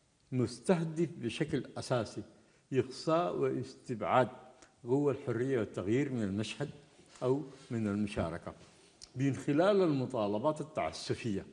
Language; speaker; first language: Arabic; native; Arabic